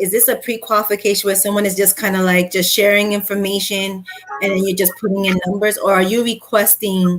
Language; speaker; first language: English; native; English